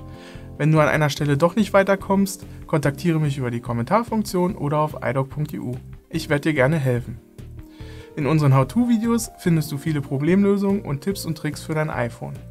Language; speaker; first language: German; native; German